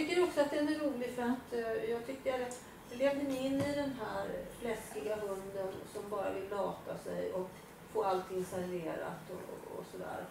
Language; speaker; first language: Swedish; native; Swedish